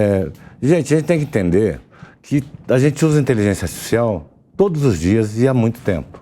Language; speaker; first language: Portuguese; native; Portuguese